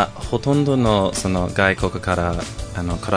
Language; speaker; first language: Japanese; non-native, fluent; English